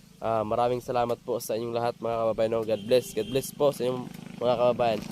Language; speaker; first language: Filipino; non-native, local second language; Hiligaynon